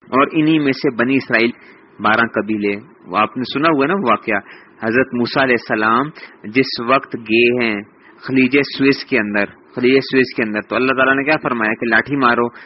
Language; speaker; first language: Urdu; native; Urdu